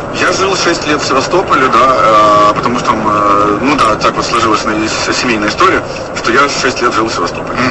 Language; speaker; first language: Russian; native; Russian